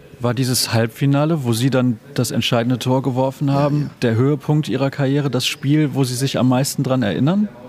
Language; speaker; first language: German; native; German